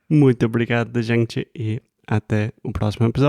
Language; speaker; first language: Portuguese; non-native, fluent; English